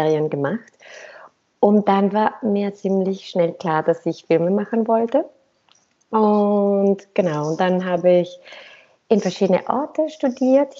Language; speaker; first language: German; non-native, fluent; Spanish